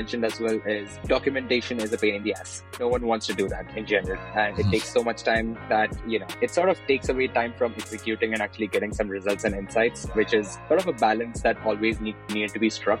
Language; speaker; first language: English; non-native, local second language; Telugu